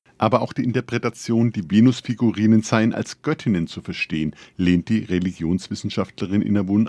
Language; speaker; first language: German; native; German